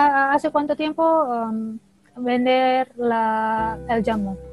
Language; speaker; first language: Spanish; non-native, learner; Indonesian